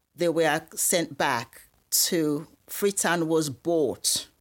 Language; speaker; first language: English; non-native, local second language; Krio